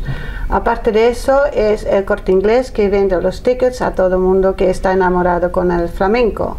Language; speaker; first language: Spanish; non-native, learner; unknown